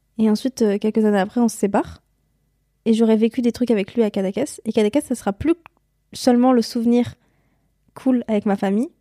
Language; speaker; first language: French; native; French